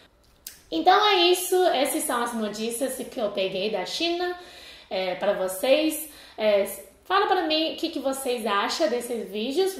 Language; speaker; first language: Portuguese; non-native, fluent; Chinese